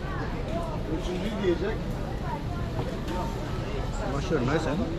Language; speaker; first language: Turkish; non-native, learner; Punjabi